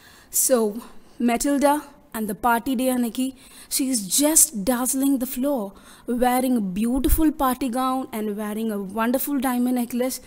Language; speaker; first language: English; non-native, local second language; Tamil